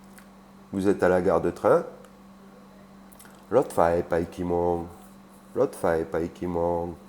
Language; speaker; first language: French; native; French